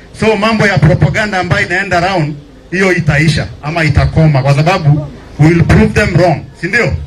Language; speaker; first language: Swahili; non-native, local second language; Masai